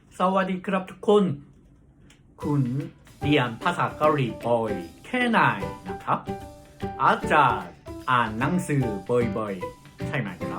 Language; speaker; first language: Thai; non-native, fluent; Korean